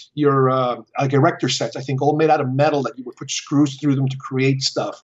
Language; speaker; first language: English; early bilingual, other home language; Spanish